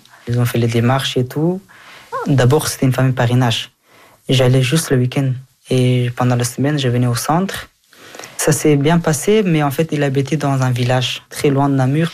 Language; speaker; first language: French; early bilingual, other home language; Persian